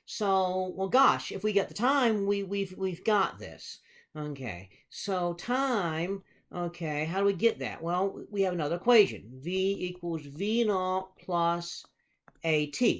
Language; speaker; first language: English; native; English